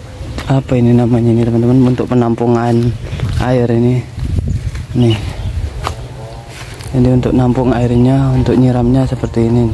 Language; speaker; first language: Indonesian; non-native, local second language; Madurese